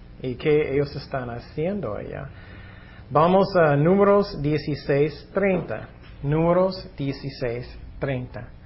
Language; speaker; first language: Spanish; non-native, fluent; English